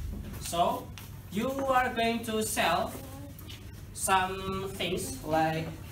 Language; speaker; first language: English; non-native, learner; Indonesian